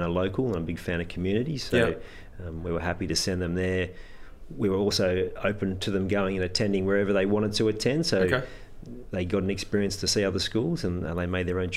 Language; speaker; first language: English; native; English